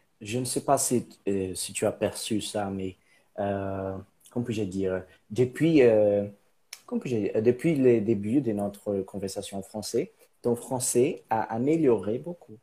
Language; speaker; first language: French; non-native, learner; Portuguese